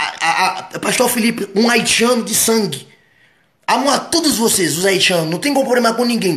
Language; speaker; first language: Portuguese; non-native, fluent; Haitian Creole